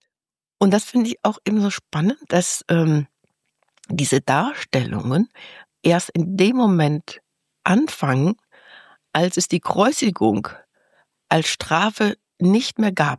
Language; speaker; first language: German; native; German